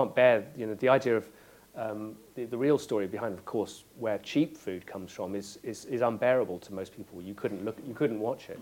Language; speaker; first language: English; native; English